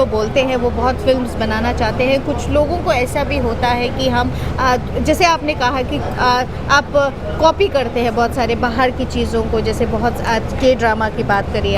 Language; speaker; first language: Hindi; native; Hindi